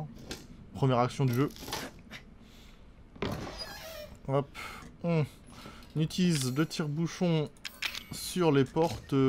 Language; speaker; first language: French; native; French